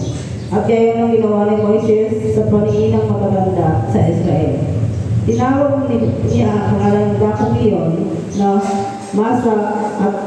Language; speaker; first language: Filipino; native; Filipino